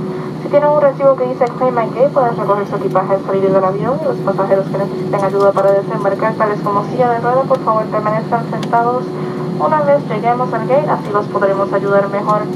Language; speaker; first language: Spanish; native; Spanish